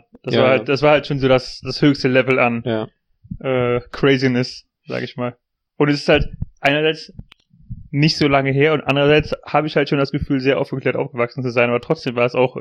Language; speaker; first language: German; native; German